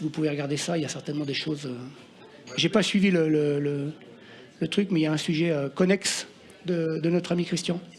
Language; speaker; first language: French; native; French